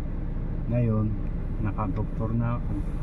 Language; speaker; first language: Filipino; non-native, learner; Japanese